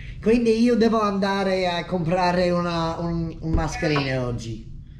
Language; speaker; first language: Italian; non-native, fluent; English